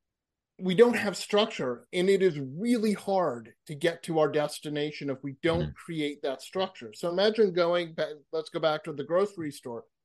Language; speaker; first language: English; native; English